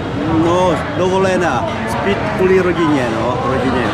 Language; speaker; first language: Czech; non-native, fluent; Vietnamese